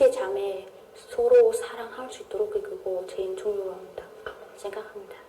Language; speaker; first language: Korean; non-native, learner; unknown